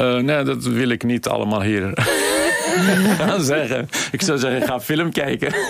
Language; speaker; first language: Dutch; non-native, fluent; Kurdish